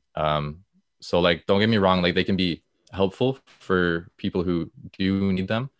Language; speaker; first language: English; native; English